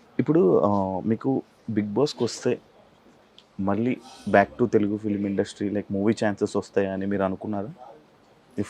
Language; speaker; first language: Telugu; native; Telugu